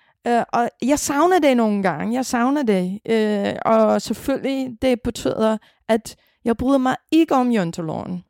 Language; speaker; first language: Danish; non-native, fluent; English